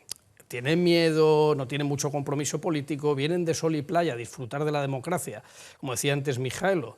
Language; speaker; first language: Spanish; native; Spanish